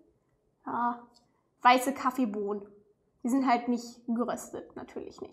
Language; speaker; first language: German; native; German